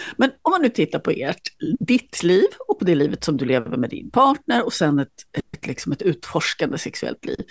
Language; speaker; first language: Swedish; native; Swedish